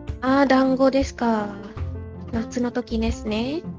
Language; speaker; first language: Japanese; non-native, learner; Malay